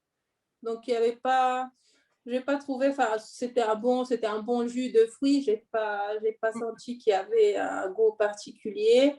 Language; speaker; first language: French; non-native, fluent; Spanish